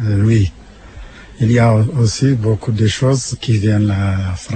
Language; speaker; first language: French; non-native, learner; Amharic